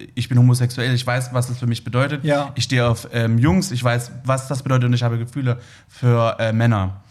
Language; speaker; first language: German; native; German